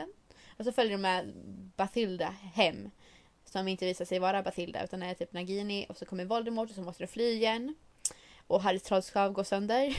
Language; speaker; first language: Swedish; native; Swedish